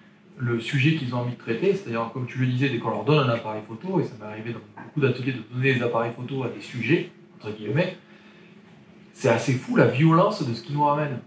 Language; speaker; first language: French; native; French